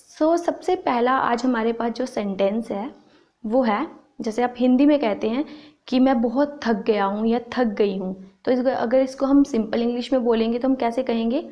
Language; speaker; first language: Hindi; native; Hindi